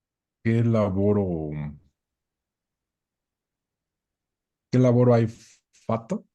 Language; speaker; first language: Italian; non-native, learner; Spanish